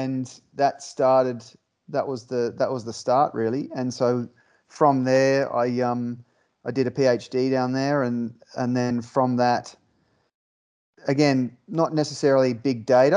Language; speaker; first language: English; native; English